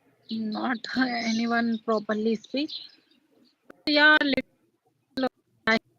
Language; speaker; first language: English; non-native, learner; Hindi